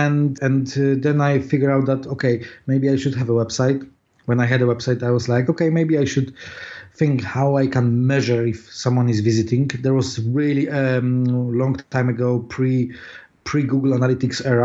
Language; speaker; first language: English; non-native, fluent; Polish